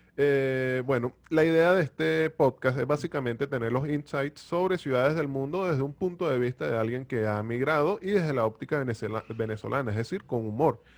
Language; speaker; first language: Spanish; native; Spanish